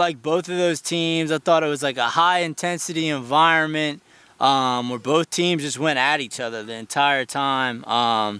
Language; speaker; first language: English; native; English